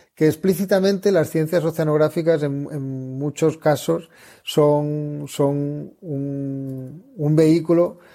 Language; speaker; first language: Spanish; native; Spanish